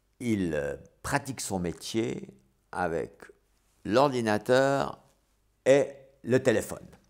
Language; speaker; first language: French; native; French